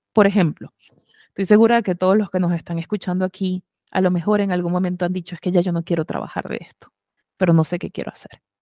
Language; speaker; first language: Spanish; native; Spanish